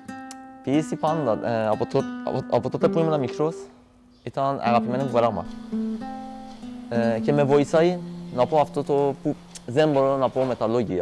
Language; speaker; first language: Greek; non-native, learner; Persian